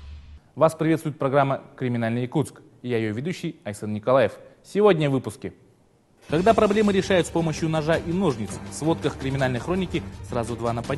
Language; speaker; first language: Russian; native; Russian